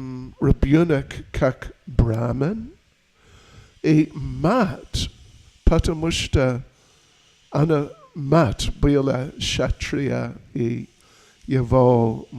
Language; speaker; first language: Russian; non-native, learner; English